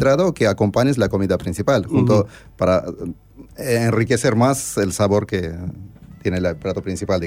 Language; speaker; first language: Spanish; non-native, fluent; Armenian